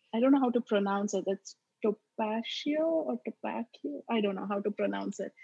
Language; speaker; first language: English; non-native, local second language; Marathi